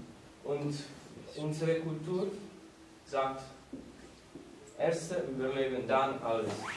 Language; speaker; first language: German; non-native, learner; Italian